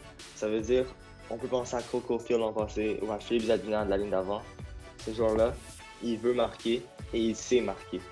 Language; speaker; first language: French; native; French